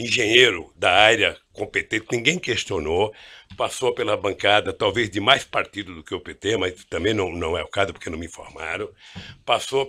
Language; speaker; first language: Portuguese; native; Portuguese